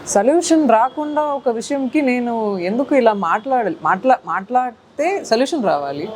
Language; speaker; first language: Telugu; non-native, fluent; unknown